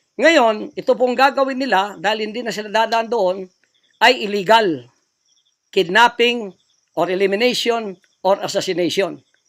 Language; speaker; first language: Filipino; non-native, local second language; Cebuano